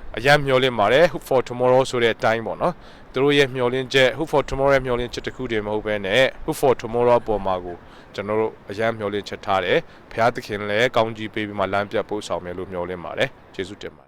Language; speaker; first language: Burmese; non-native, local second language; Hakha Chin